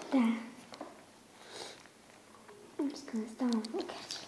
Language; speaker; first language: Bulgarian; non-native, learner; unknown